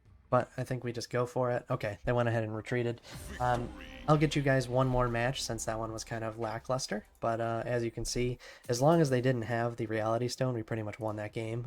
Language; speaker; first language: English; native; English